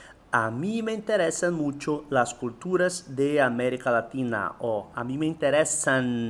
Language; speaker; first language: Spanish; non-native, fluent; Portuguese